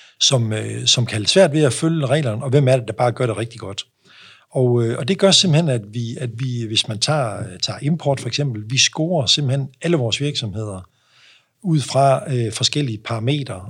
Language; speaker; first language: Danish; native; Danish